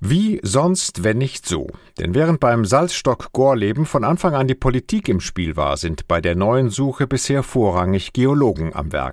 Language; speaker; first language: German; native; German